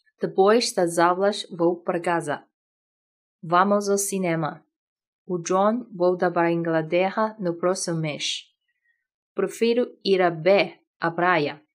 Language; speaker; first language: Portuguese; non-native, fluent; Chinese